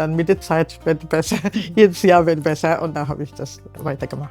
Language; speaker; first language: German; non-native, learner; Arabic